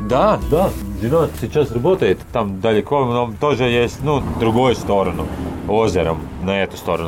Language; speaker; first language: Russian; non-native, local second language; Latvian